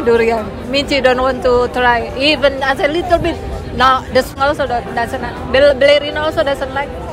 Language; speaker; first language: English; non-native, learner; Indonesian